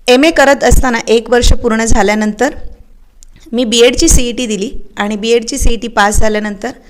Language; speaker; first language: Marathi; native; Marathi